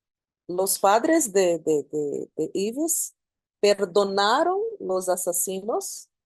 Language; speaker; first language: Spanish; non-native, learner; Portuguese